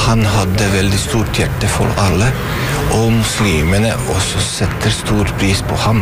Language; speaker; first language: Norwegian; non-native, fluent; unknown